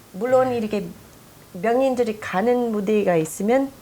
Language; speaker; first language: Korean; non-native, fluent; English